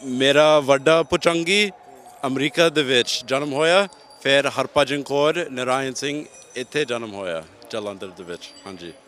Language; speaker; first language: Punjabi; non-native, learner; English